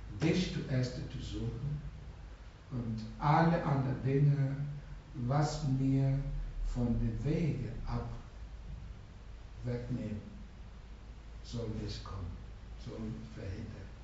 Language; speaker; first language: German; non-native, learner; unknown